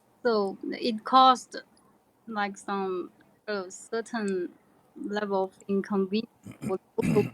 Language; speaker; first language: English; non-native, learner; Chinese